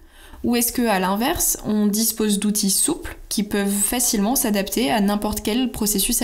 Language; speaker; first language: French; native; French